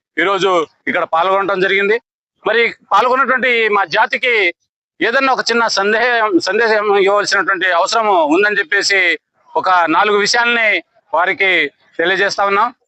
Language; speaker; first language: Telugu; non-native, local second language; Lambadi